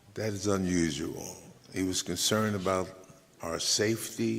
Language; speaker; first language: English; native; English